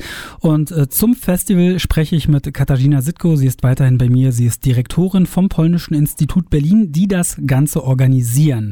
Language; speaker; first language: German; native; German